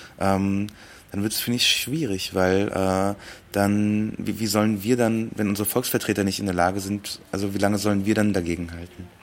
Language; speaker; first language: German; early bilingual, other home language; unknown